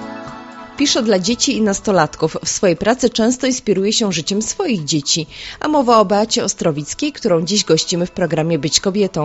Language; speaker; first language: Polish; native; Polish